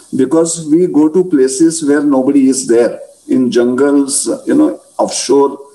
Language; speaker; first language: English; non-native, local second language; Marathi